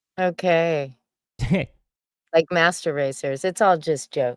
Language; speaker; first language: English; native; English